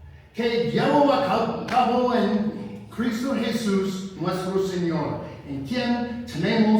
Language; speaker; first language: Spanish; non-native, fluent; English